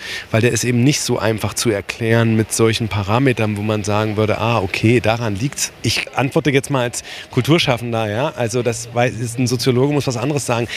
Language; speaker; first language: German; native; German